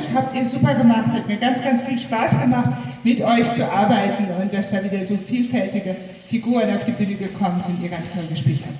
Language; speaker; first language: German; native; German